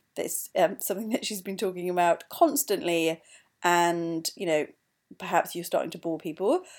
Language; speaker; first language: English; native; English